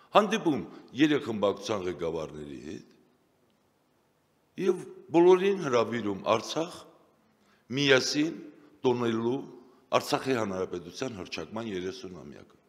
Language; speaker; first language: Armenian; native; Armenian